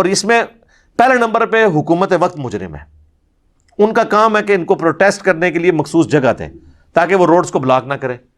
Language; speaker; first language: Urdu; non-native, local second language; Punjabi